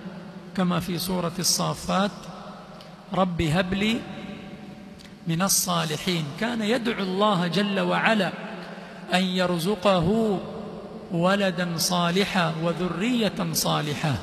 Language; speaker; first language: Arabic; non-native, fluent; Swahili